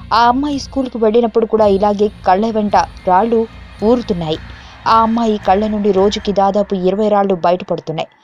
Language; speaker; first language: Telugu; native; Telugu